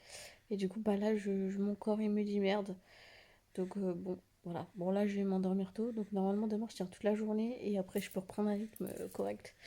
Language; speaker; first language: French; native; French